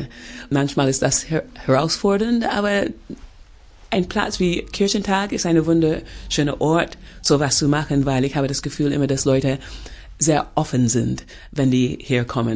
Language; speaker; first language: German; non-native, fluent; English